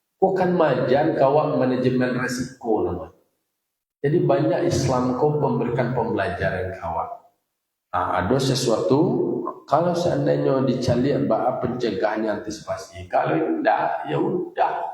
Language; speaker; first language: Indonesian; non-native, local second language; Minangkabau